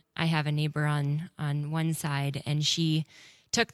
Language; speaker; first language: English; native; English